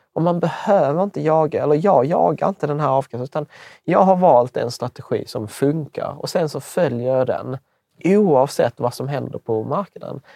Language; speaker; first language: Swedish; early bilingual, other home language; Czech